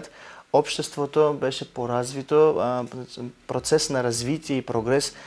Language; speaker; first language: Bulgarian; non-native, learner; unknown